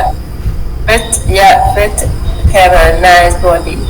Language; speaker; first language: English; non-native, learner; Vietnamese